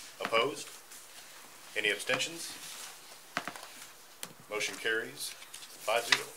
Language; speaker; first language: English; native; English